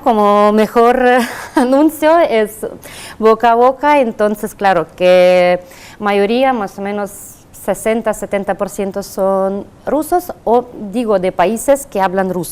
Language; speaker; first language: Spanish; non-native, fluent; Russian